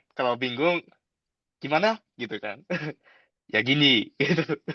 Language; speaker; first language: Indonesian; non-native, fluent; Japanese